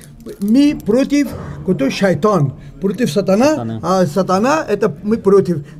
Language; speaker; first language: Russian; non-native, learner; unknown